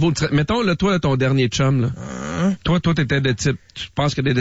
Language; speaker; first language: French; native; French